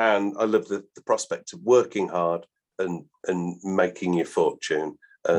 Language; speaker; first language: English; native; English